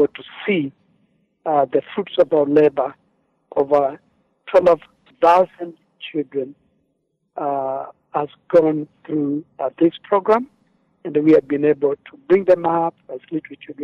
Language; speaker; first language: English; non-native, local second language; Kamba